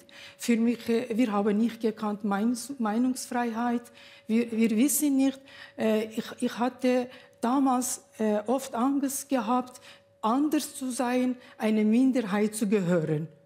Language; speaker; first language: German; non-native, learner; Kurdish